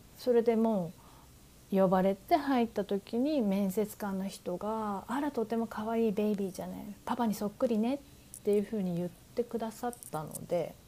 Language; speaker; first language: Japanese; native; Japanese